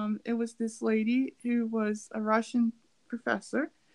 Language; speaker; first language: English; native; English